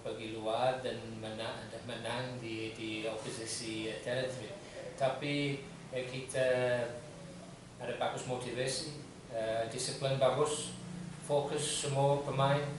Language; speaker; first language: Indonesian; non-native, learner; English